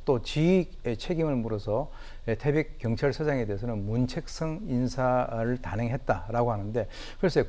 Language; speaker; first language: Korean; native; Korean